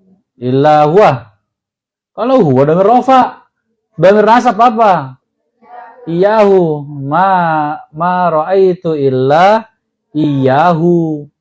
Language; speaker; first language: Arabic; non-native, fluent; Indonesian